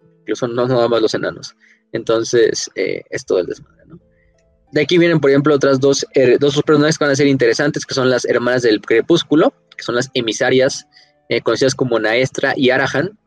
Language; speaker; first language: Spanish; native; Spanish